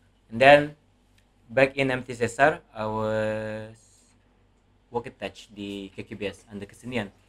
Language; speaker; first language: English; non-native, local second language; Malay